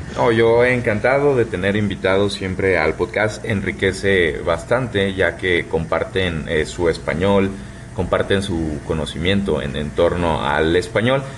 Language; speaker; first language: Spanish; native; Spanish